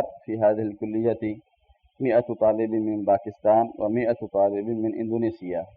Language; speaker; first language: Arabic; non-native, fluent; Urdu